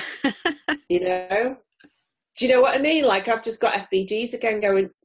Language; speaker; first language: English; native; English